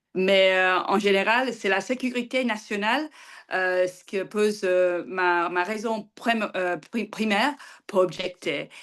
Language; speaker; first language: French; non-native, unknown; English